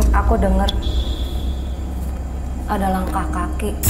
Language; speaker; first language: Indonesian; native; Indonesian